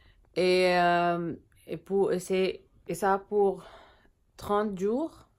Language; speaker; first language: French; non-native, learner; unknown